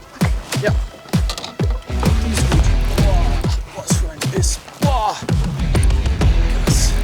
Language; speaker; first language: German; non-native, learner; Dutch